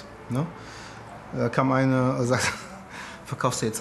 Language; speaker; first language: German; non-native, fluent; Arabic